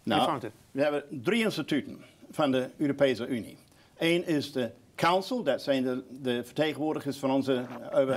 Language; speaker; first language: Dutch; non-native, fluent; English